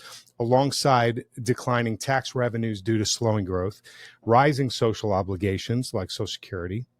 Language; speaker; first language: English; native; English